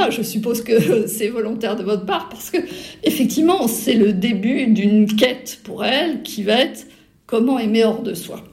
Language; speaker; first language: French; native; French